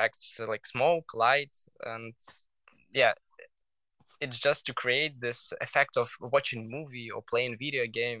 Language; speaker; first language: English; non-native, learner; Russian